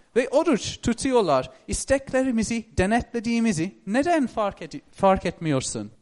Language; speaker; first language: Turkish; non-native, fluent; English